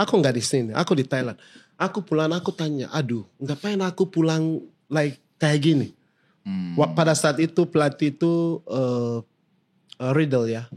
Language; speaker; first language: Indonesian; non-native, fluent; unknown